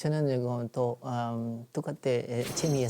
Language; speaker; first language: Korean; non-native, learner; Vietnamese